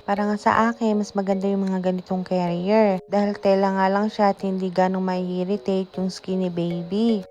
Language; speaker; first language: Filipino; native; Filipino